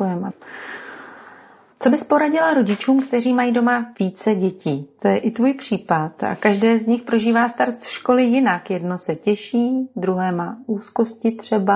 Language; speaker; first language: Czech; native; Czech